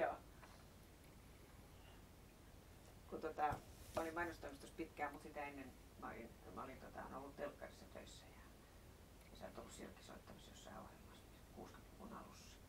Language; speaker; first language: Finnish; native; Finnish